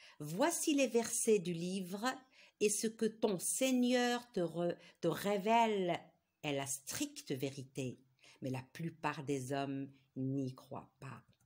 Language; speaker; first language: French; non-native, local second language; Arabic